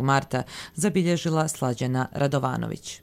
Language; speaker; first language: Serbian; native; Serbian